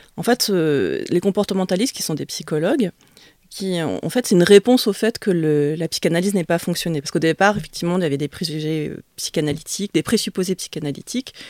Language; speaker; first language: French; early bilingual, other home language; Vietnamese